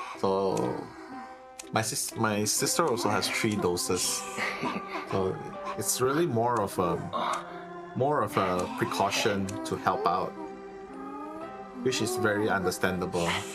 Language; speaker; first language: English; non-native, local second language; Chinese